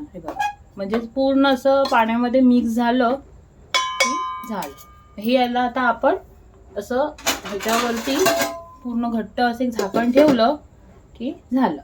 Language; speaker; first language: Marathi; native; Marathi